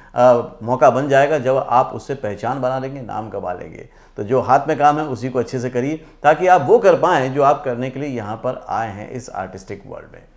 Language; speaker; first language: Hindi; native; Hindi